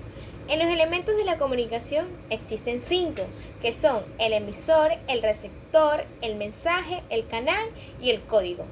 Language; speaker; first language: Spanish; native; Spanish